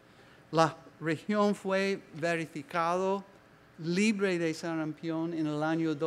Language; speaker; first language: Spanish; non-native, learner; English